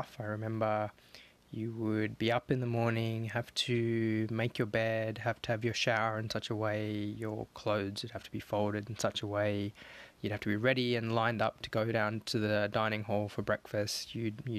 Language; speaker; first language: English; native; English